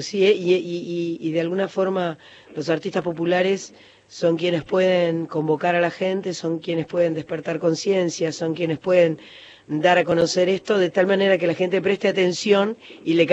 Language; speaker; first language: Spanish; native; Spanish